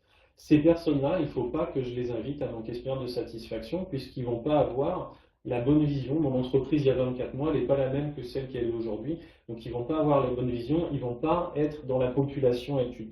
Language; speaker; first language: French; native; French